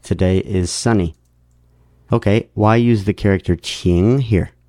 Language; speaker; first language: English; native; English